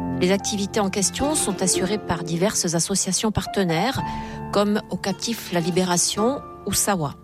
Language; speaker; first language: French; native; French